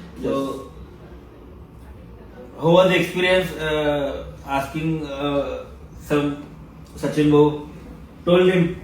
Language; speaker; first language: English; non-native, learner; Marathi